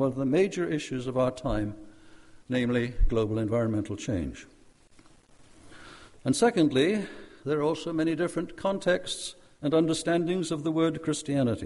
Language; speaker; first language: English; native; English